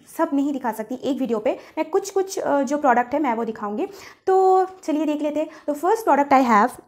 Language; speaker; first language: Hindi; non-native, local second language; Bangla